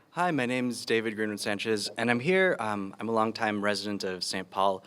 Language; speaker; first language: English; early bilingual, other home language; Spanish